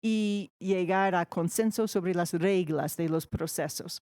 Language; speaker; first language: Spanish; non-native, fluent; English